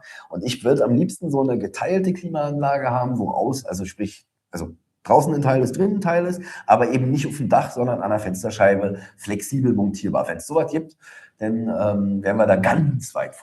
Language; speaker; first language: German; native; German